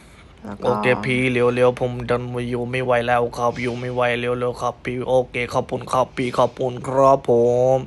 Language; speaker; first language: Thai; non-native, fluent; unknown